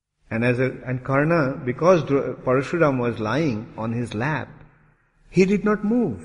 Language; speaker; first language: English; non-native, local second language; Bangla